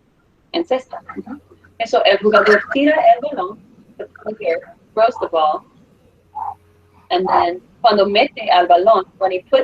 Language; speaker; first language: Spanish; non-native, fluent; English